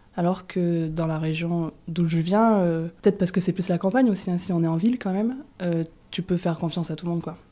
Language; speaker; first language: French; native; French